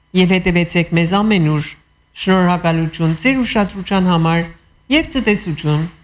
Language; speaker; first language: Armenian; early bilingual, heritage; Armenian